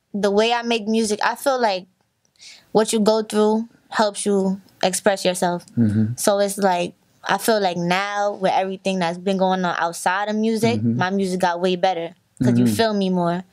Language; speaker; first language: English; native; English